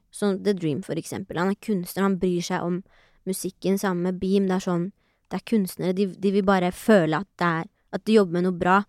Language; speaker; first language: Norwegian; early bilingual, other home language; Persian